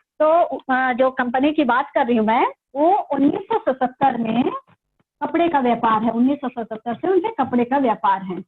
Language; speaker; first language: Hindi; native; Hindi